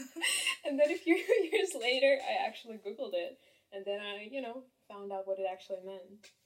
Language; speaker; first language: English; non-native, fluent; Kazakh